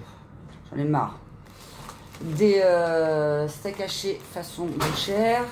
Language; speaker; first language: French; native; French